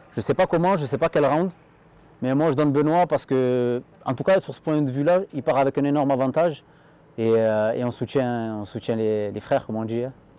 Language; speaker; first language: French; native; French